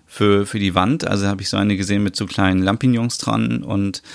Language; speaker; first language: German; native; German